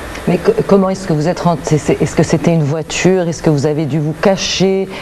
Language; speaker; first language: French; native; French